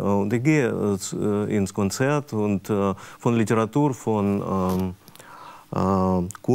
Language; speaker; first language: German; non-native, fluent; Russian